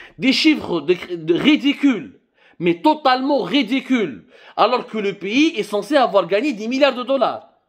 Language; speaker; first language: French; non-native, local second language; Arabic